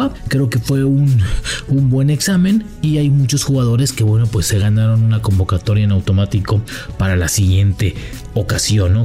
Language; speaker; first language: Spanish; native; Spanish